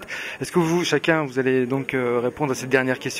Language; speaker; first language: French; native; French